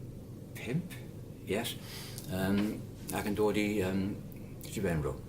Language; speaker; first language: Welsh; non-native, learner; English